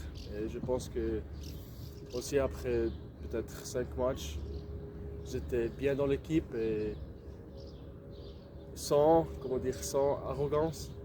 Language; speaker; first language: French; non-native, local second language; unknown